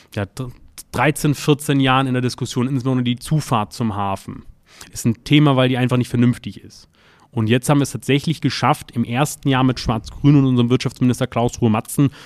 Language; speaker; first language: German; native; German